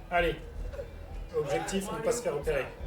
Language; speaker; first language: French; native; French